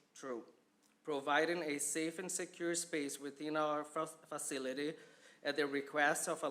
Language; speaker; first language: English; non-native, fluent; Portuguese